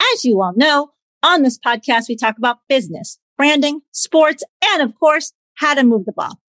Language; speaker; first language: English; native; English